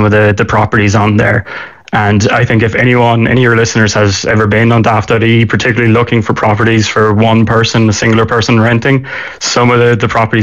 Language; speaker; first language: English; native; English